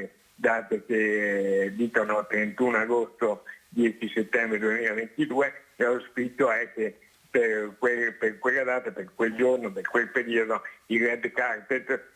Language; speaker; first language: Italian; native; Italian